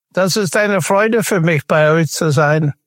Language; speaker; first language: German; non-native, fluent; English